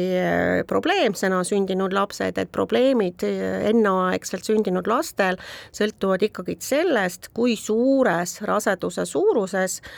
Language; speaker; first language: Estonian; native; Estonian